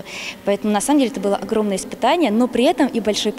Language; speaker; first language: Russian; native; Russian